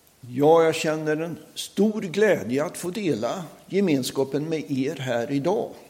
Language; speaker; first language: Swedish; native; Swedish